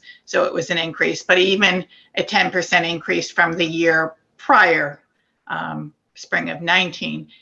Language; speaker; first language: English; native; English